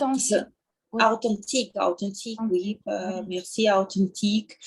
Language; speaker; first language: French; non-native, learner; Russian